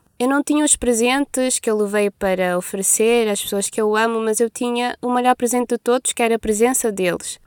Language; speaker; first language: Portuguese; non-native, local second language; Kabuverdianu